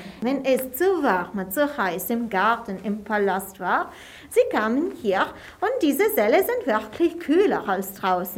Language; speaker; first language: German; non-native, fluent; Italian